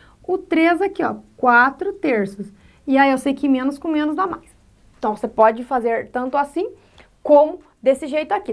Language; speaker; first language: Portuguese; native; Portuguese